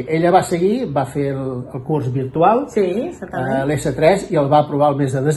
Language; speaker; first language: Catalan; native; Catalan